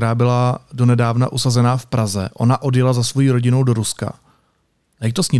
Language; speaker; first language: Czech; native; Czech